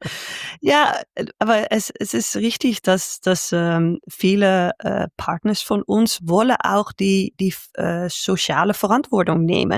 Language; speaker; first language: German; non-native, fluent; Dutch